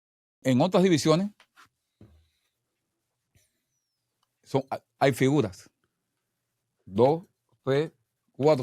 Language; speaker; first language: Spanish; native; Spanish